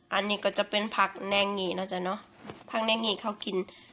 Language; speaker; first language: Thai; native; Thai